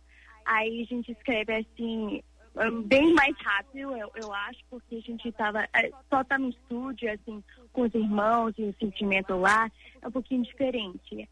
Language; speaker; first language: Portuguese; early bilingual, heritage; English